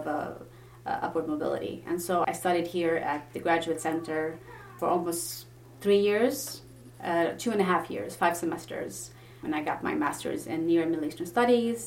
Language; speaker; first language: English; non-native, fluent; Swedish